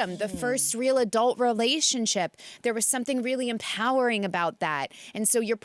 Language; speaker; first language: English; native; English